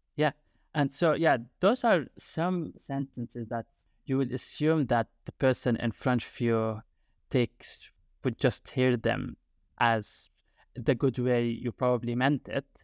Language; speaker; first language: English; non-native, fluent; Arabic